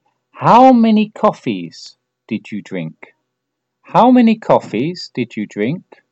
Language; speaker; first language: English; native; English